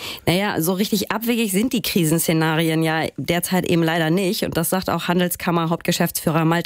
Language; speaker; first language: German; native; German